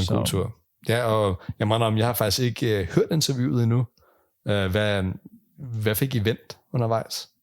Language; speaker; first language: Danish; native; Danish